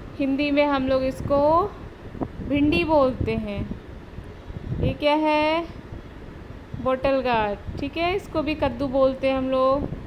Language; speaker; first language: Hindi; native; Hindi